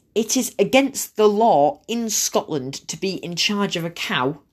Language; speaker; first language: English; native; English